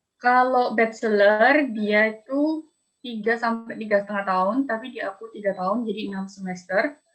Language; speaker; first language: Indonesian; native; Indonesian